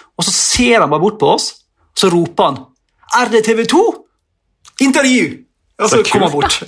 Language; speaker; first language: Norwegian; native; Norwegian